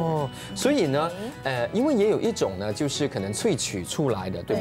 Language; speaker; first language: Chinese; native; Chinese